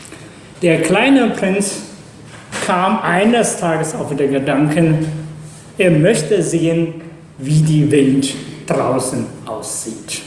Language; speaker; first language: German; non-native, fluent; Chinese